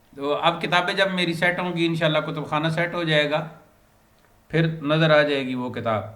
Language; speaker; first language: Urdu; non-native, local second language; Punjabi